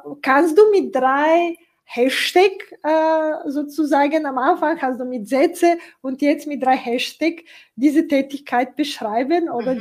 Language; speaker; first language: German; non-native, fluent; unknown